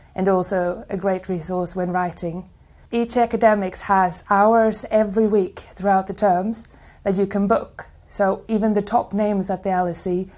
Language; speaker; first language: English; non-native, fluent; Swedish